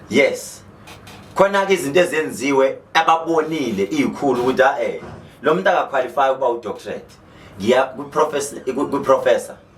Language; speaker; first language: Zulu; native; Zulu